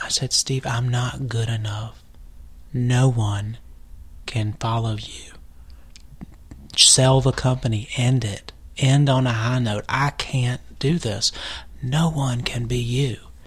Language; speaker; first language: English; native; English